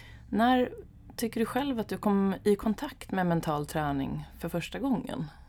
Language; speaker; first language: Swedish; native; Swedish